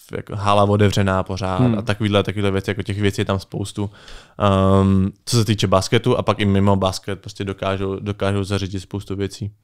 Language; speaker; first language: Czech; native; Czech